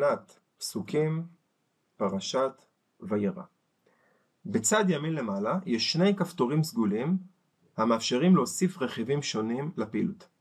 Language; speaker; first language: Hebrew; native; Hebrew